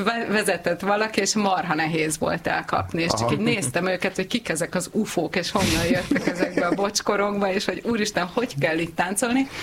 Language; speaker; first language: Hungarian; native; Hungarian